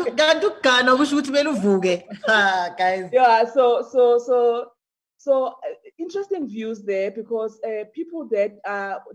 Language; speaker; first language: English; non-native, local second language; Zulu